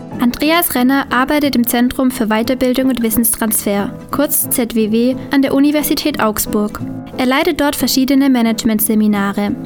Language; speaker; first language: German; native; German